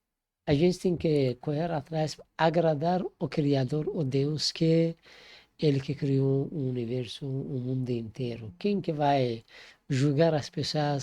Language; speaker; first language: Portuguese; non-native, learner; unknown